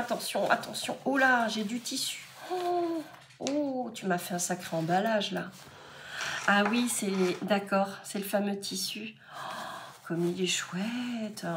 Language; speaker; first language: French; native; French